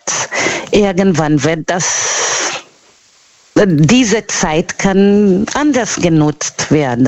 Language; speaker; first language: German; non-native, learner; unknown